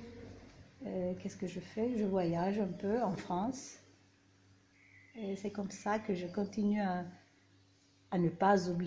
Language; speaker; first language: French; non-native, fluent; Turkish